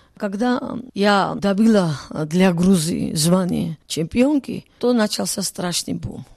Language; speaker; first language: Russian; non-native, local second language; Georgian